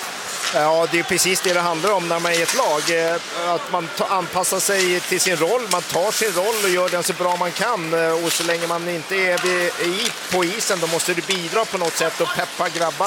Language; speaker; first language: Swedish; native; Swedish